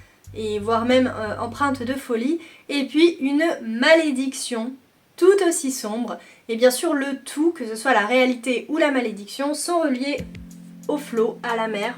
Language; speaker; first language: French; native; French